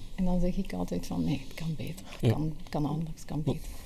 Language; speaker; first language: Dutch; native; Dutch